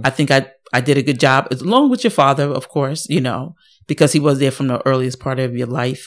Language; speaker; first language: English; native; English